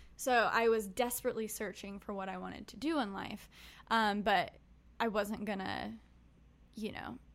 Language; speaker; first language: English; native; English